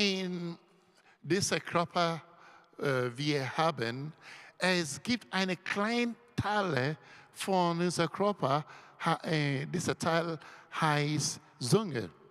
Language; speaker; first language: German; non-native, learner; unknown